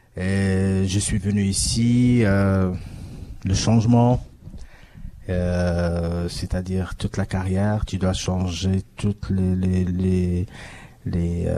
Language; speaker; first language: French; non-native, local second language; Arabic